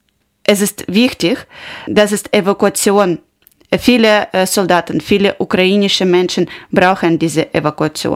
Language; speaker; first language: German; non-native, learner; Ukrainian